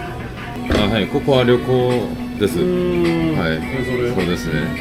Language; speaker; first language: Japanese; non-native, fluent; Korean